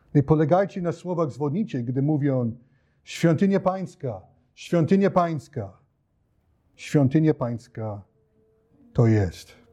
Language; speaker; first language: Polish; non-native, fluent; English